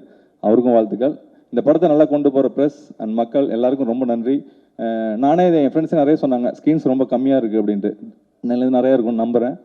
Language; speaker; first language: Tamil; native; Tamil